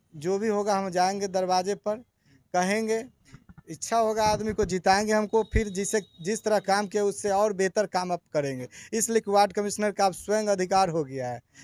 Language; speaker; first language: Hindi; native; Hindi